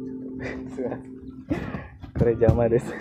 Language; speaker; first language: Japanese; non-native, learner; Indonesian